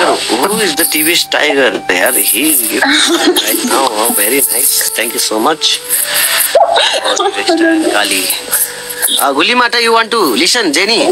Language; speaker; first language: English; non-native, learner; Nepali